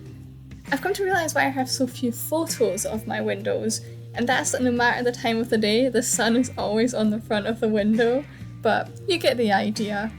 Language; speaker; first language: English; native; English